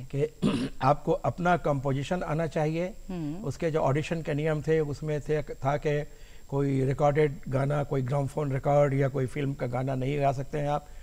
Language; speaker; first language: Hindi; non-native, local second language; Maithili